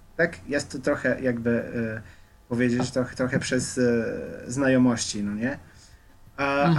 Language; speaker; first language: Polish; non-native, fluent; Slovenian